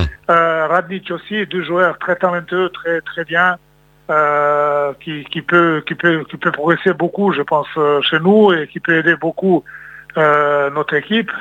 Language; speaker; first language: French; non-native, fluent; Serbian